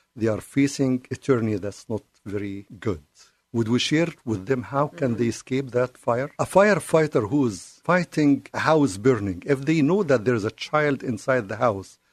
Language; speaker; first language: English; non-native, fluent; Arabic